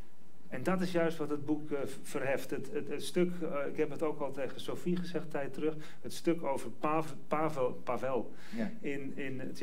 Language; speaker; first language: Dutch; native; Dutch